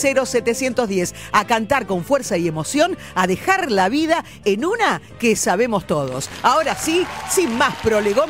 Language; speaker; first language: Spanish; native; Spanish